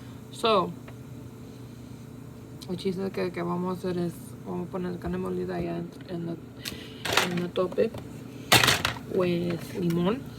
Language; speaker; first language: Spanish; early bilingual, heritage; Spanish